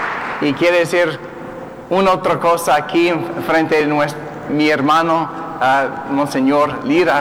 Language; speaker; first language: Spanish; non-native, learner; English